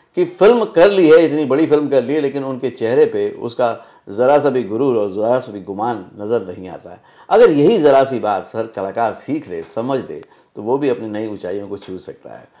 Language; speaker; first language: Hindi; native; Hindi